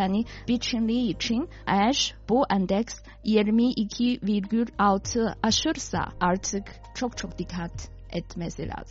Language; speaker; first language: Turkish; non-native, fluent; Chinese